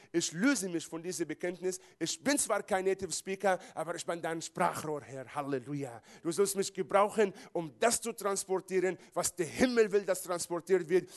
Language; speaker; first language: German; non-native, fluent; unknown